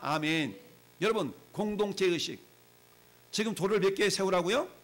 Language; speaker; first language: Korean; native; Korean